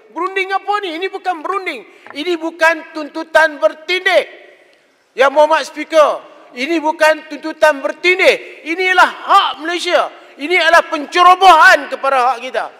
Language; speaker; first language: Malay; native; Malay